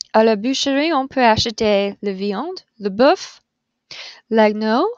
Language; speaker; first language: French; non-native, fluent; English